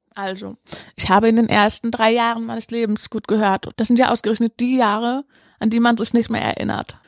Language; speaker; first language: German; native; German